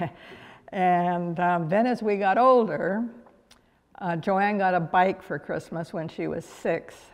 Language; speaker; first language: English; native; English